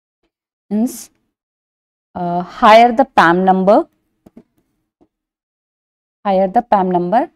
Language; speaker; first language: English; non-native, local second language; Hindi